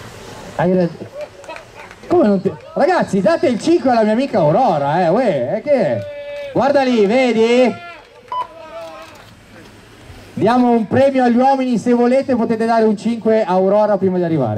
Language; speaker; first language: Italian; native; Italian